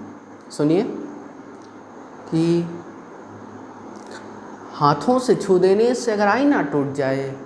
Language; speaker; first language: Hindi; native; Hindi